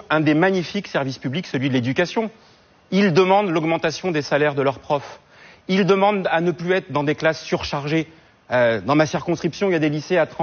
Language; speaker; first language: French; native; French